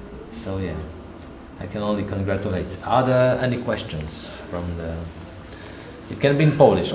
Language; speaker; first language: English; non-native, fluent; Polish